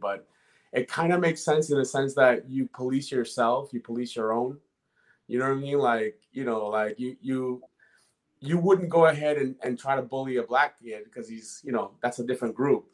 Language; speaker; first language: English; early bilingual, other home language; Spanish